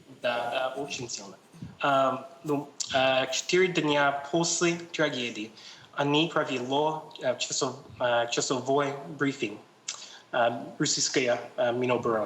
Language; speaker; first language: Russian; non-native, learner; English